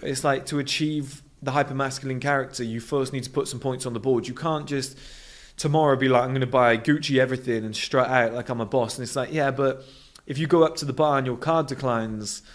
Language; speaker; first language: English; native; English